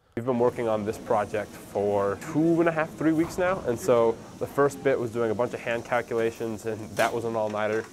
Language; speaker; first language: English; native; English